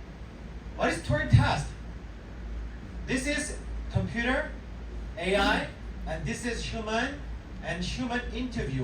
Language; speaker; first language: English; non-native, fluent; Korean